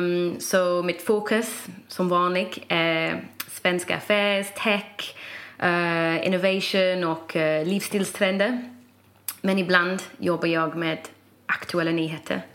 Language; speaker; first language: Swedish; non-native, fluent; English